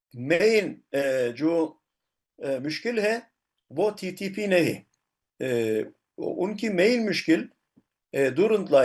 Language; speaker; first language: Hindi; non-native, fluent; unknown